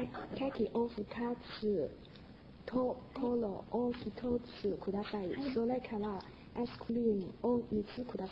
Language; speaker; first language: Japanese; non-native, learner; Chinese